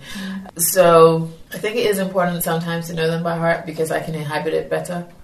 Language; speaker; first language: English; non-native, local second language; Yoruba